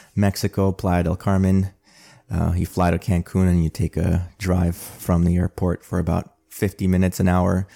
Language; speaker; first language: English; early bilingual, other home language; Armenian